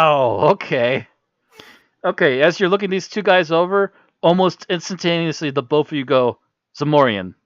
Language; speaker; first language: English; native; English